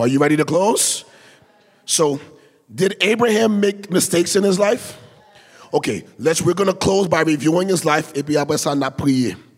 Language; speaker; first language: English; early bilingual, other home language; Haitian Creole